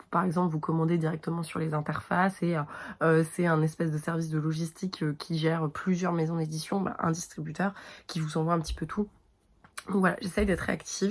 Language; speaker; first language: French; native; French